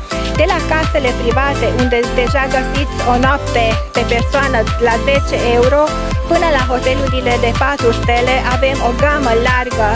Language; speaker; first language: Romanian; non-native, fluent; Hungarian